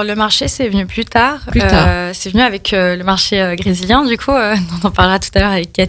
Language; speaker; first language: French; native; French